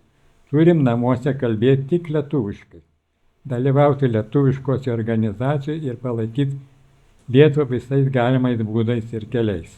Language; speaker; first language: Lithuanian; native; Lithuanian